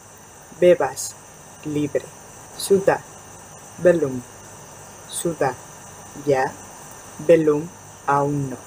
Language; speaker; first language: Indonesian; non-native, fluent; Spanish